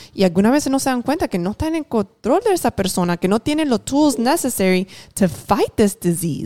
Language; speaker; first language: Spanish; early bilingual, heritage; Spanish